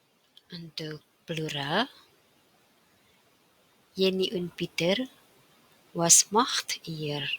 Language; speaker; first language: German; non-native, fluent; Indonesian